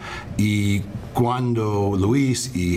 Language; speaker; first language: Spanish; early bilingual, heritage; English